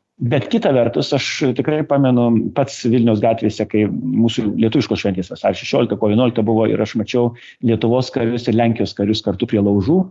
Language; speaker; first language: Lithuanian; native; Lithuanian